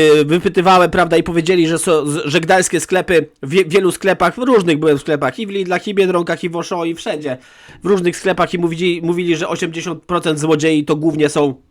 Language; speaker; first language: Polish; native; Polish